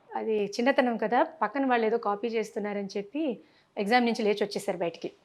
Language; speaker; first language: Telugu; non-native, local second language; Tamil